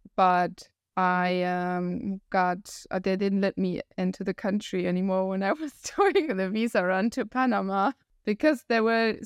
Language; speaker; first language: English; non-native, fluent; German